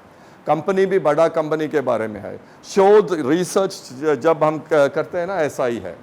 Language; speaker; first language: Hindi; non-native, local second language; Tamil